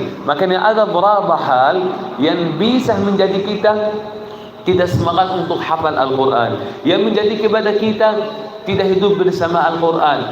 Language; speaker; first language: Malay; non-native, fluent; Arabic